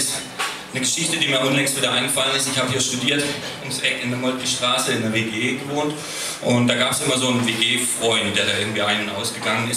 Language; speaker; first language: German; native; German